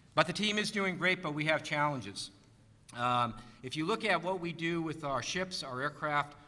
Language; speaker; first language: English; native; English